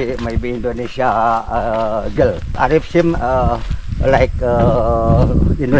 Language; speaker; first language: English; non-native, learner; Indonesian